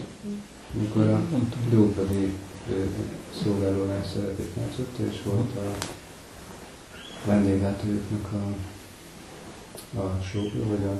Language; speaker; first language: Hungarian; non-native, learner; English